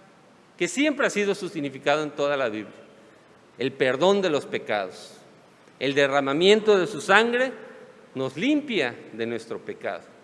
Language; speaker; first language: Spanish; native; Spanish